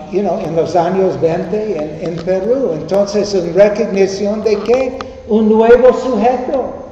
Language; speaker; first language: Spanish; non-native, learner; English